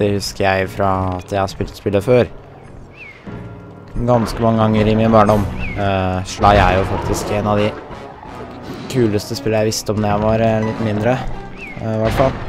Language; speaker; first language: Norwegian; native; Norwegian